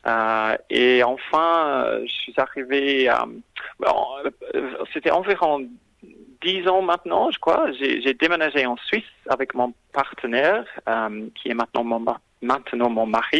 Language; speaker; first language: French; non-native, fluent; English